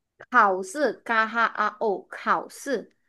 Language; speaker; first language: Chinese; non-native, fluent; Indonesian